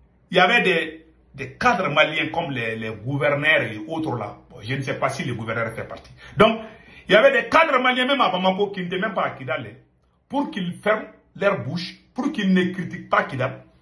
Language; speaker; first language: French; non-native, local second language; Bambara